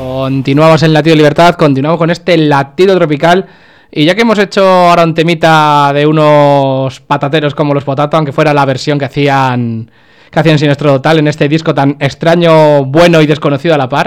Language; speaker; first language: Spanish; native; Spanish